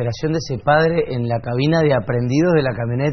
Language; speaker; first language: Spanish; native; Spanish